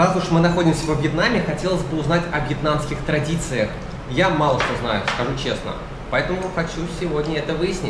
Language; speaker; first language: Russian; native; Russian